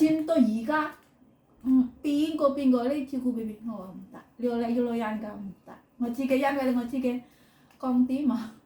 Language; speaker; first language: Cantonese; non-native, learner; Indonesian